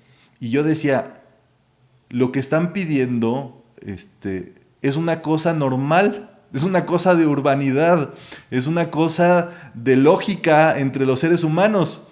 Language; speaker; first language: Spanish; native; Spanish